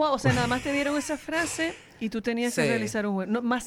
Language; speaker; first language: Spanish; native; Spanish